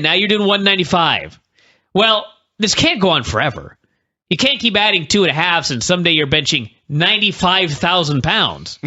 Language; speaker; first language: English; native; English